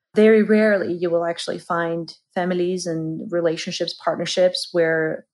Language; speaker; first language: English; non-native, fluent; Georgian